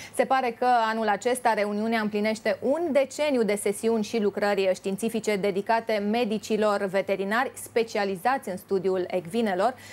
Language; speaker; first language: Romanian; native; Romanian